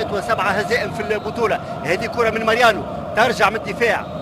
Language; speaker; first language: Arabic; native; Arabic